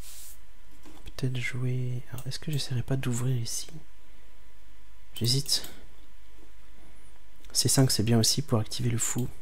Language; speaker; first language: French; native; French